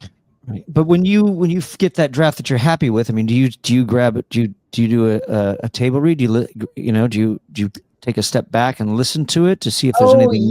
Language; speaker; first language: English; native; English